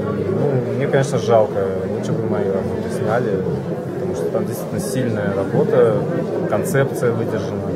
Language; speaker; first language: Russian; native; Russian